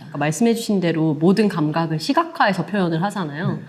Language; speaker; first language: Korean; native; Korean